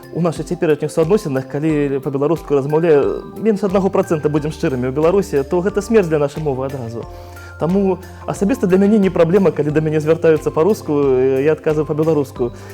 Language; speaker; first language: Belarusian; non-native, local second language; Russian